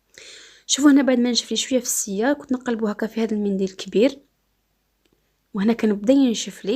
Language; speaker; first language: Arabic; native; Arabic